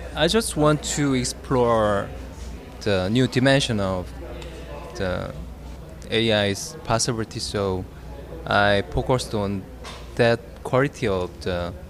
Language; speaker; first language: English; non-native, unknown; Korean